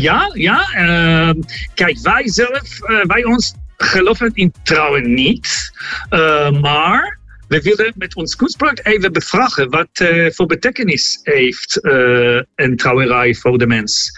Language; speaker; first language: Dutch; non-native, fluent; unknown